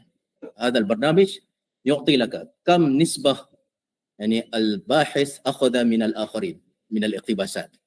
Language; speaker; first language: Arabic; non-native, fluent; Malay